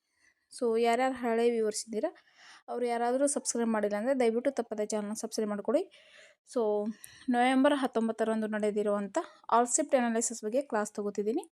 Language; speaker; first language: Kannada; native; Kannada